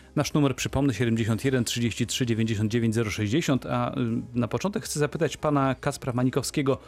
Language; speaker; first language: Polish; native; Polish